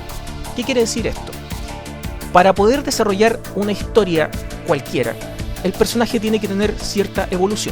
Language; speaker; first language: Spanish; native; Spanish